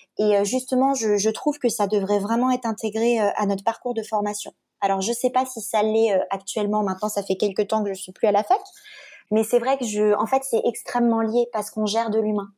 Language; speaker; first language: French; native; French